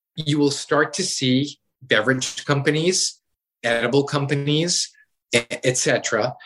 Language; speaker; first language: English; native; English